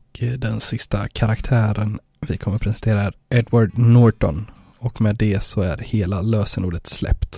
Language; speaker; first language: Swedish; native; Swedish